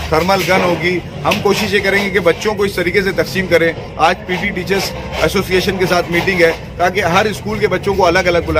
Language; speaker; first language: Hindi; native; Hindi